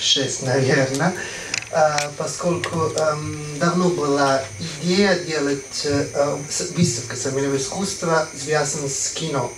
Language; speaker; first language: Russian; non-native, fluent; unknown